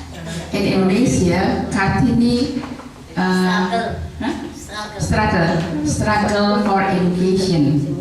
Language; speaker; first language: English; non-native, learner; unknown